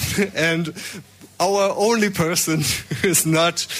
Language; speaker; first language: English; non-native, fluent; German